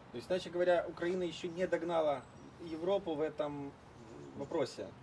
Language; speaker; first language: Russian; native; Russian